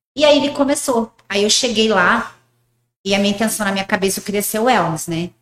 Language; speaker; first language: Portuguese; early bilingual, heritage; Portuguese